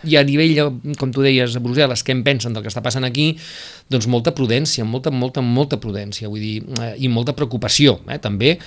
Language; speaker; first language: Catalan; native; Catalan